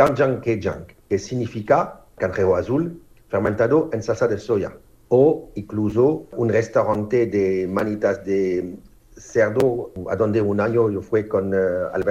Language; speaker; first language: Spanish; non-native, fluent; French